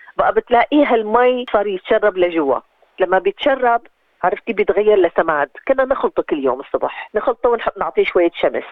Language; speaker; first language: Arabic; native; Arabic